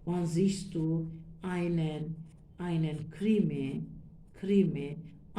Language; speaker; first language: German; non-native, fluent; Turkish